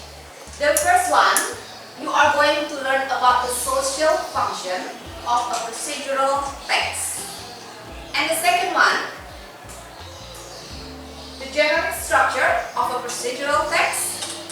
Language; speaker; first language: English; non-native, fluent; Indonesian